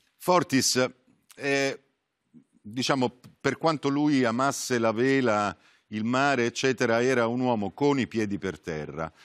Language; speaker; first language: Italian; native; Italian